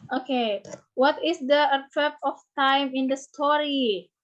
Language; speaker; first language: English; non-native, learner; Indonesian